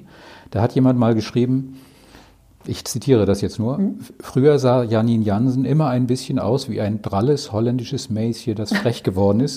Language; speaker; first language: German; native; German